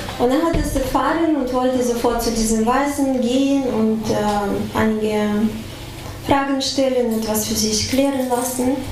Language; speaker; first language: German; non-native, fluent; Russian